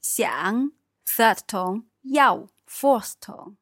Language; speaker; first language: English; non-native, fluent; Chinese